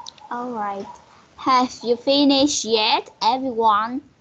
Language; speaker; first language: English; non-native, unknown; Vietnamese